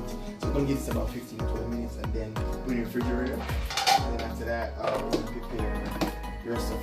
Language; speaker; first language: English; native; English